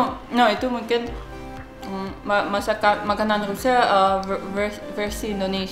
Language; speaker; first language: Indonesian; non-native, learner; Russian